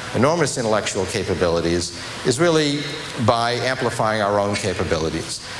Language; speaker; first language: English; native; English